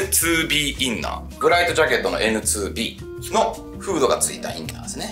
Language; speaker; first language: Japanese; native; Japanese